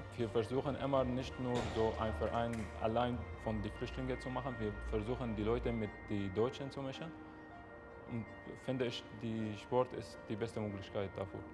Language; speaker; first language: German; non-native, learner; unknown